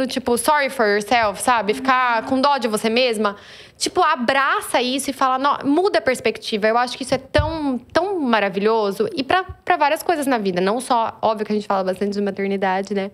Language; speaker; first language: Portuguese; native; Portuguese